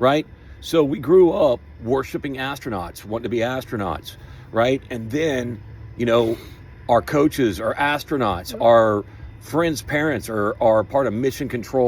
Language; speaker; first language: English; native; English